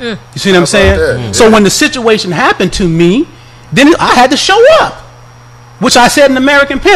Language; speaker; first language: English; native; English